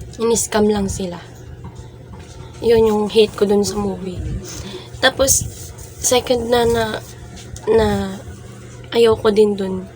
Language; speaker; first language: Filipino; non-native, local second language; Bikol